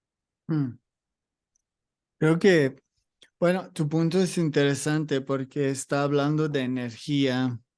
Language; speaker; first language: Spanish; non-native, learner; English